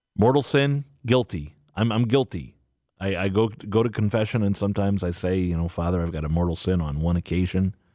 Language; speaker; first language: English; native; English